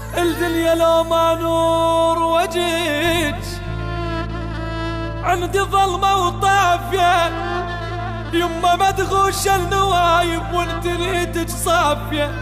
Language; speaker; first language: Arabic; native; Arabic